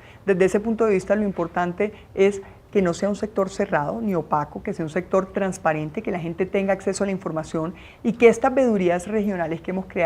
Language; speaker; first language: Spanish; native; Spanish